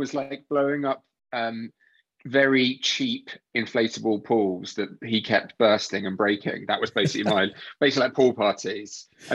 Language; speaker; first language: English; native; English